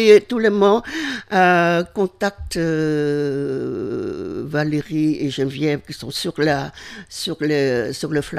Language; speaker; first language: French; non-native, fluent; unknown